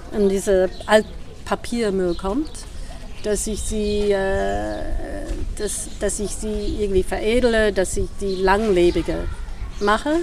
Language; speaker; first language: German; non-native, fluent; English